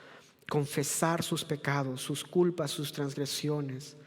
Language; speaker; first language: Spanish; native; Spanish